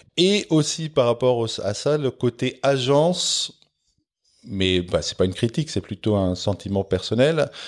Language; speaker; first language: French; non-native, local second language; Dutch